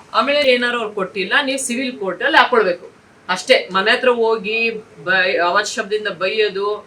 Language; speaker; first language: Kannada; native; Kannada